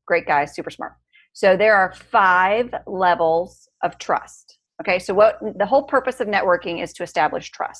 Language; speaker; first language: English; native; English